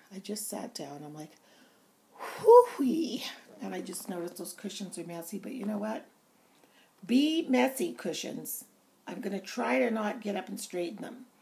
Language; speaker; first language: English; native; English